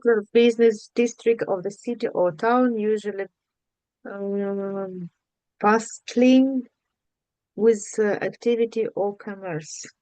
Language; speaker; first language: English; non-native, learner; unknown